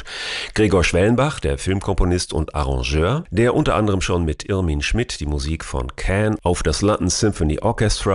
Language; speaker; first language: German; native; German